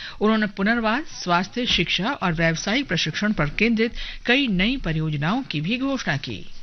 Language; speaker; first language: Hindi; native; Hindi